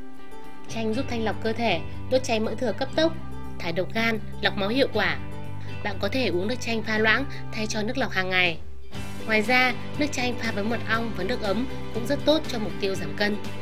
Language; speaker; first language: Vietnamese; native; Vietnamese